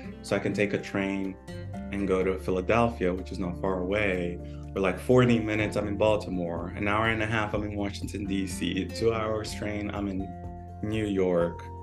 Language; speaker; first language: English; early bilingual, other home language; Portuguese